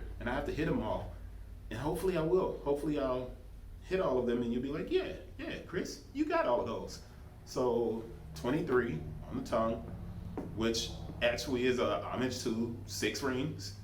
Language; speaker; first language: English; native; English